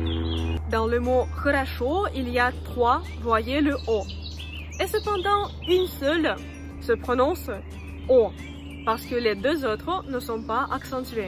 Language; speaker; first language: French; non-native, fluent; Russian